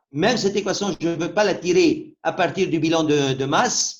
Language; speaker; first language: French; non-native, local second language; Arabic